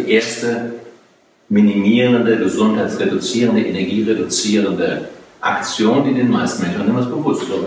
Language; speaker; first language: German; native; German